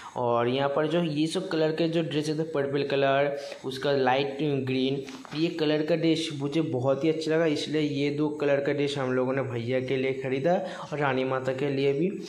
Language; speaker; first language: Hindi; non-native, local second language; Bangla